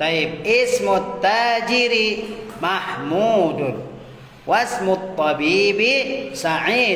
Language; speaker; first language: Arabic; non-native, fluent; Indonesian